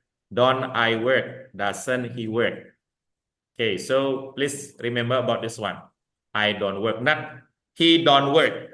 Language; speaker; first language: English; non-native, fluent; Indonesian